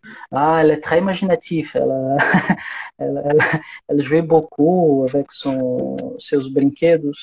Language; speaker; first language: French; non-native, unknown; Portuguese